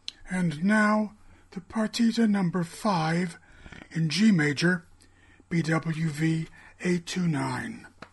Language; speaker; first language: English; native; English